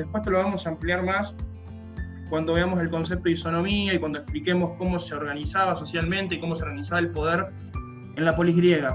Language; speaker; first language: Spanish; native; Spanish